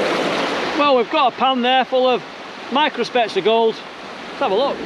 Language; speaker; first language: English; native; English